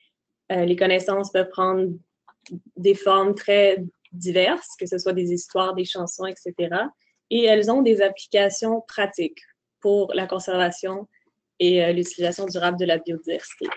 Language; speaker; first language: French; native; French